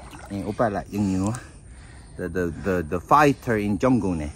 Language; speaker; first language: Vietnamese; native; Vietnamese